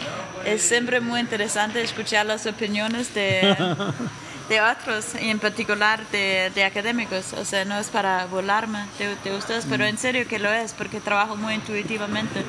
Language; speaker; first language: Spanish; non-native, fluent; Danish